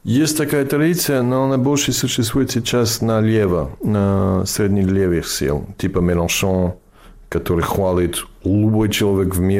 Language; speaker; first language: Russian; non-native, fluent; English